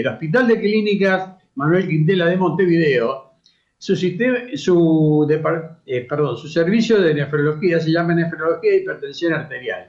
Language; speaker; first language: Spanish; native; Spanish